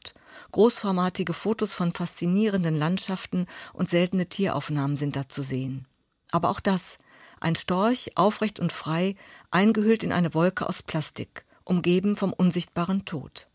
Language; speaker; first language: German; native; German